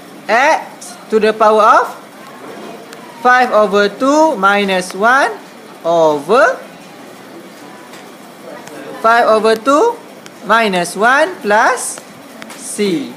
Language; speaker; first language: English; non-native, local second language; Malay